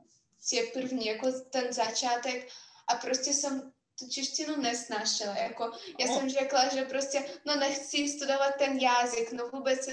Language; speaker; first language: Czech; non-native, fluent; Russian